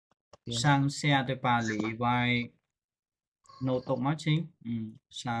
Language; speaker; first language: Chinese; non-native, fluent; Khmer